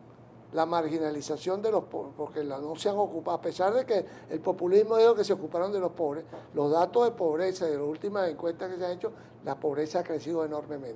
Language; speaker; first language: Spanish; native; Spanish